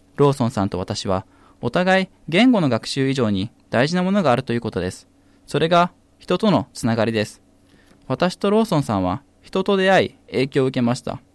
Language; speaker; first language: Japanese; native; Japanese